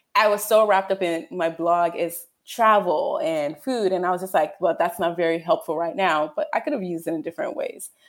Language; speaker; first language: English; non-native, local second language; Yoruba